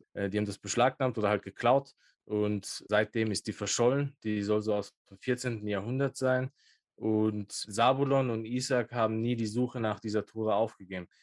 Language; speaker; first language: German; early bilingual, other home language; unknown